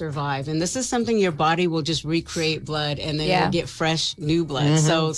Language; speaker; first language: English; native; English